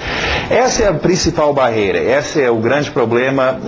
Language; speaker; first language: Portuguese; non-native, fluent; English